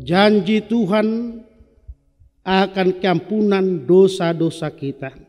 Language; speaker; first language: Indonesian; non-native, local second language; Batak Toba